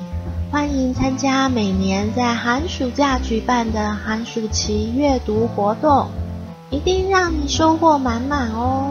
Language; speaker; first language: Chinese; native; Chinese